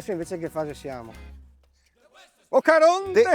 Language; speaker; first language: Italian; native; Italian